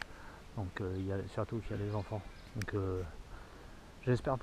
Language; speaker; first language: French; native; French